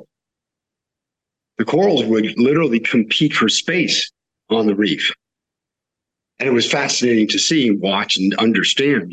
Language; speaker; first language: English; native; English